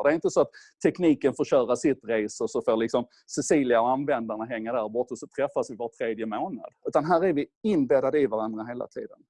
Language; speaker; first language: Swedish; native; Swedish